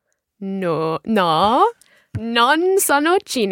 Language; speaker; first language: Italian; non-native, learner; English